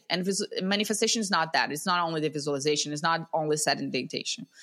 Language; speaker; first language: English; non-native, fluent; Portuguese